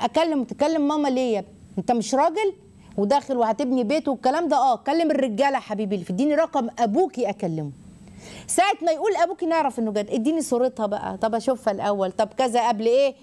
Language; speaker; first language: Arabic; native; Arabic